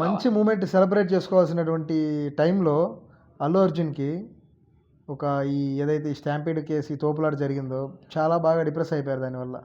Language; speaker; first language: Telugu; native; Telugu